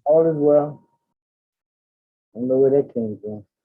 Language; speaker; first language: English; native; English